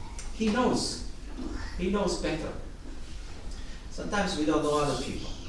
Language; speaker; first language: English; non-native, fluent; Italian